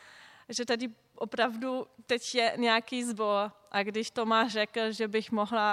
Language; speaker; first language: Czech; non-native, fluent; German